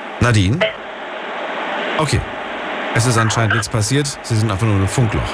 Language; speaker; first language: German; native; German